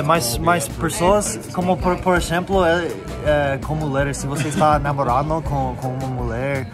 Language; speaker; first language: Portuguese; non-native, learner; English